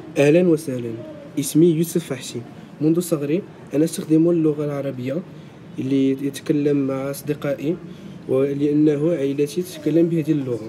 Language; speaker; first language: Arabic; early bilingual, heritage; Arabic